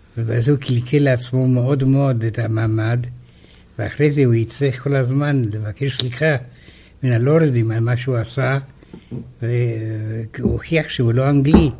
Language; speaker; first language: Hebrew; non-native, fluent; Romanian